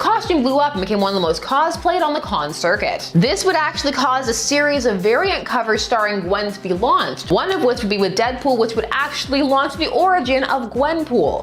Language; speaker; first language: English; native; English